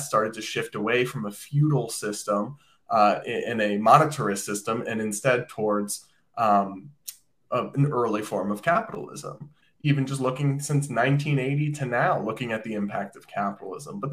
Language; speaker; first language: English; native; English